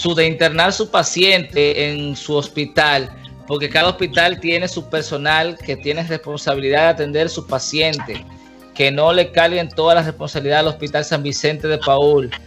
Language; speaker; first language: Spanish; native; Spanish